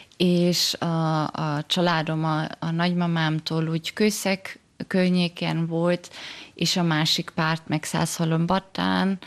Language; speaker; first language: Hungarian; early bilingual, heritage; German